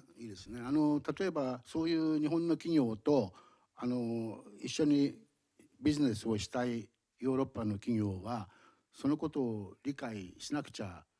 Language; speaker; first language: Japanese; native; Japanese